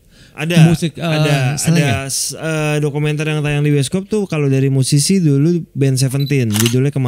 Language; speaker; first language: Indonesian; native; Indonesian